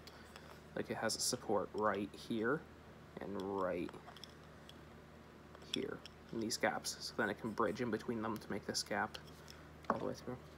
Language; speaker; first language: English; native; English